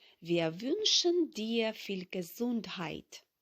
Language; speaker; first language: German; non-native, fluent; Ukrainian